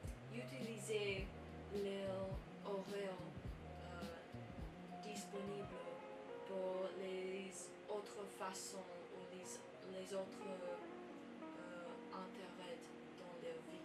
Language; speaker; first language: French; non-native, learner; English